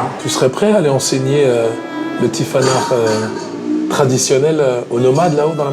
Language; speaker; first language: French; native; French